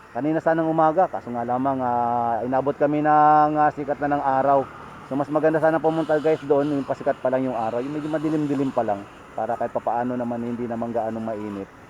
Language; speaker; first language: Filipino; native; Filipino